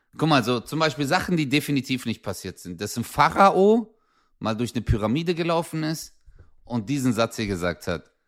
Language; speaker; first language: German; early bilingual, other home language; Turkish